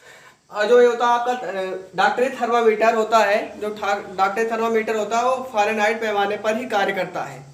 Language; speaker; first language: Hindi; native; Hindi